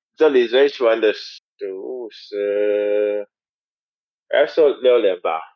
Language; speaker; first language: Chinese; non-native, fluent; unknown